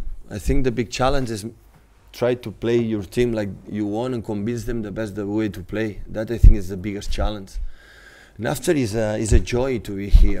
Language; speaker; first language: English; non-native, fluent; Catalan